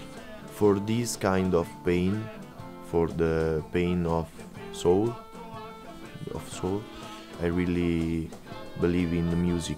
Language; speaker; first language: English; non-native, learner; Italian